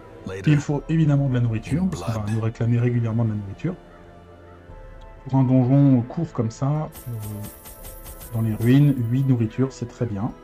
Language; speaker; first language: French; native; French